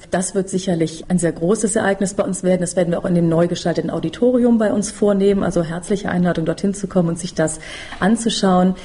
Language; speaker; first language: German; native; German